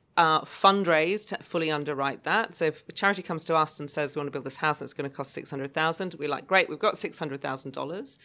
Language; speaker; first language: English; native; English